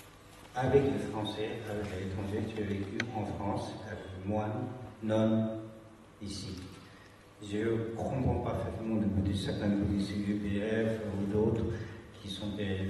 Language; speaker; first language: French; non-native, fluent; Tibetan